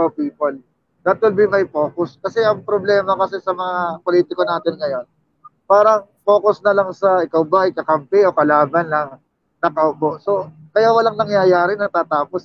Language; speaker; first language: English; non-native, local second language; Filipino